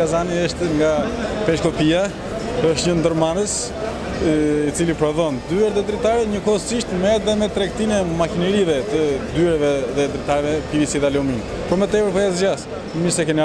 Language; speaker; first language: Albanian; native; Albanian